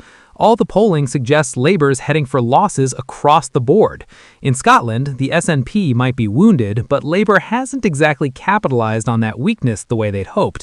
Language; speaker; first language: English; native; English